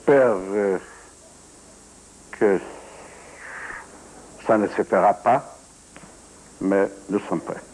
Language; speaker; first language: French; non-native, fluent; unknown